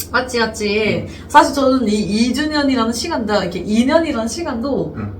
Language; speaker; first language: Korean; non-native, fluent; Turkish